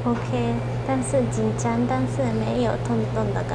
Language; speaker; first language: Chinese; non-native, learner; Japanese